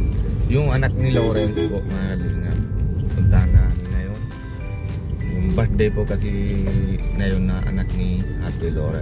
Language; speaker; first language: Filipino; non-native, local second language; Bikol